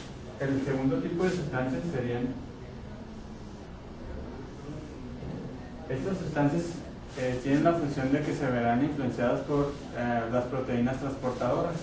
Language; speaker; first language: Spanish; native; Spanish